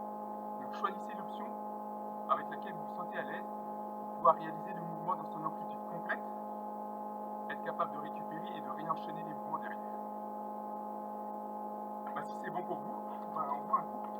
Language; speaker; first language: French; native; French